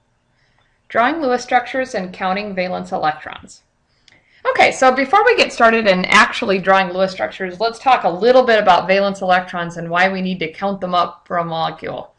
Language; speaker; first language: English; native; English